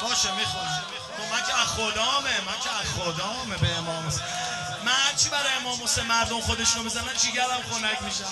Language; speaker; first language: Persian; native; Persian